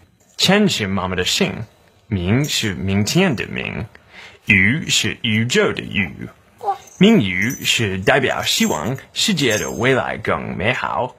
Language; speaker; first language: Chinese; non-native, learner; English